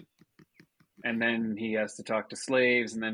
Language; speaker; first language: English; native; English